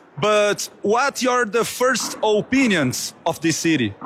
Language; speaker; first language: English; non-native, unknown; Portuguese